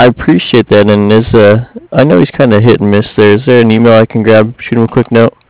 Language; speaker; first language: English; native; English